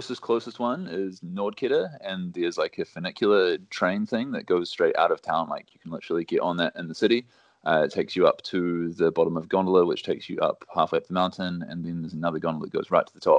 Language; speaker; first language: English; native; English